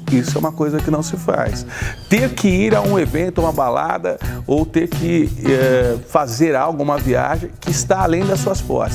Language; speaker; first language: Portuguese; native; Portuguese